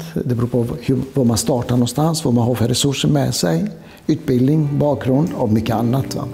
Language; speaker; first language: Swedish; non-native, fluent; Greek